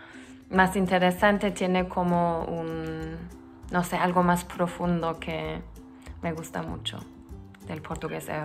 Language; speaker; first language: Spanish; non-native, fluent; Turkish